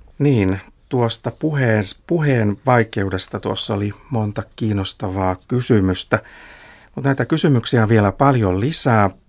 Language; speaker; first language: Finnish; native; Finnish